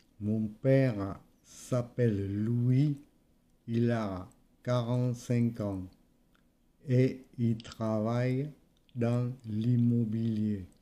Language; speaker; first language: French; non-native, fluent; Vietnamese